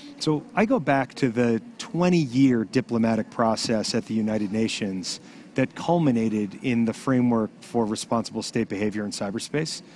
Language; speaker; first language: English; native; English